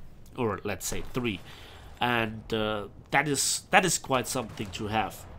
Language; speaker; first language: English; non-native, fluent; German